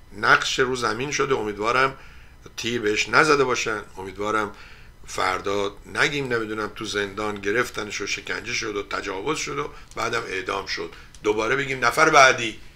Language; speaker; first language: Persian; native; Persian